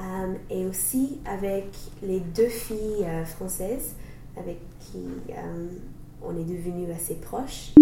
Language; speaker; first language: French; non-native, learner; English